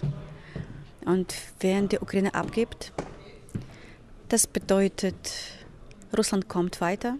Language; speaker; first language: German; non-native, fluent; Ukrainian